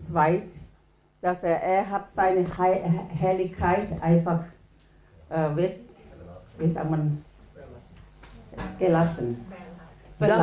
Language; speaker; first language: German; non-native, learner; Thai